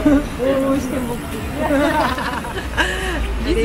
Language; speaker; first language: French; non-native, fluent; Japanese